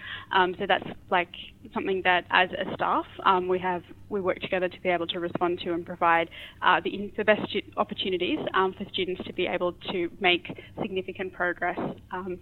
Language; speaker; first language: English; native; English